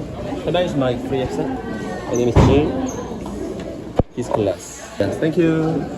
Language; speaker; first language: English; non-native, learner; Korean